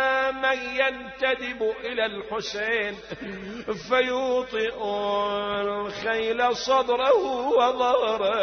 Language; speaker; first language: Arabic; native; Arabic